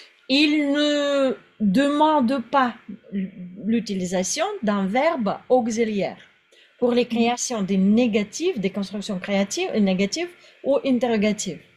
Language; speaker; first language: French; non-native, fluent; Russian